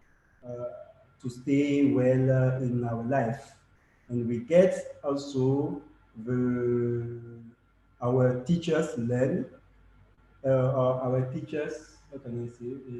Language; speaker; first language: English; non-native, learner; French